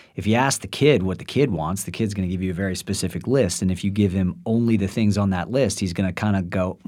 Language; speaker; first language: English; native; English